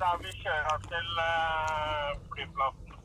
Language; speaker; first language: Norwegian; non-native, learner; Thai